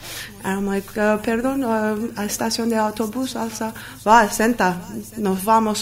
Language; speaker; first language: Spanish; non-native, learner; Armenian